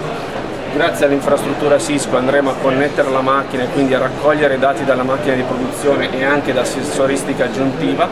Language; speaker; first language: Italian; native; Italian